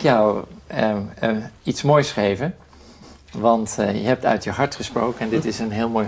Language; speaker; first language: Dutch; native; Dutch